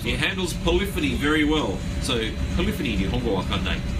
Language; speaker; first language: English; native; English